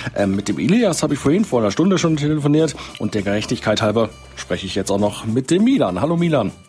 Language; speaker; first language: German; native; German